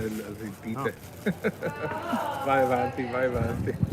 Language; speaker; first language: Italian; non-native, fluent; English